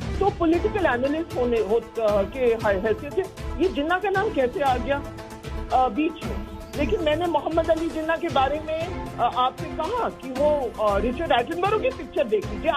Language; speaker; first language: Hindi; non-native, local second language; English